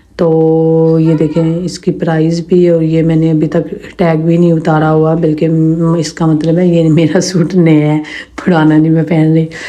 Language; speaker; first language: Urdu; non-native, local second language; Punjabi